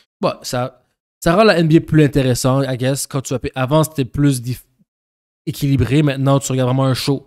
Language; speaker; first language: French; early bilingual, other home language; Haitian Creole